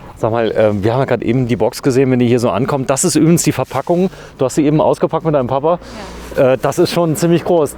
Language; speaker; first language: German; native; German